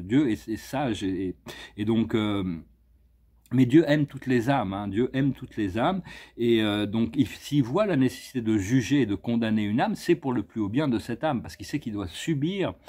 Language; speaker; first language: French; native; French